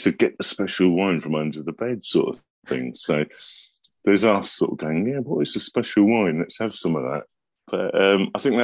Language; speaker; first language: English; native; English